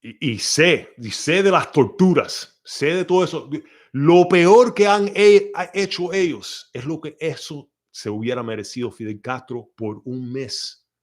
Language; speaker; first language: Spanish; early bilingual, heritage; Spanish